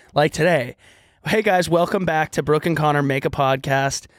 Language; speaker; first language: English; native; English